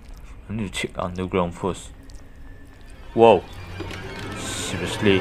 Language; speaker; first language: English; non-native, fluent; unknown